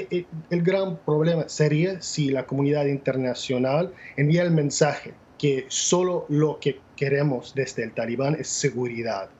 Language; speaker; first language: Spanish; non-native, fluent; English